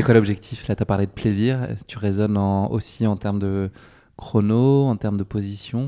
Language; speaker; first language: French; native; French